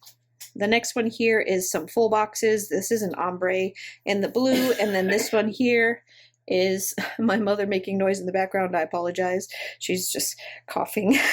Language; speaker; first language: English; native; English